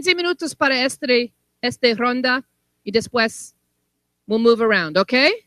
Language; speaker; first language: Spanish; non-native, learner; English